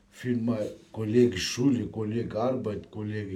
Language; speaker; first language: German; non-native, learner; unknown